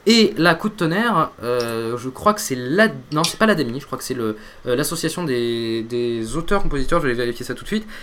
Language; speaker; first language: French; native; French